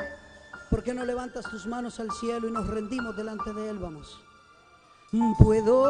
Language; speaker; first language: Spanish; native; Spanish